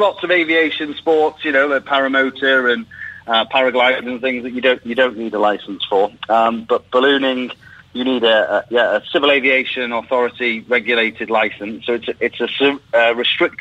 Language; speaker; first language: English; native; English